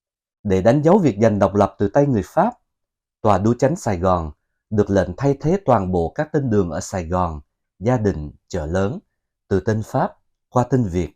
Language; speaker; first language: Vietnamese; native; Vietnamese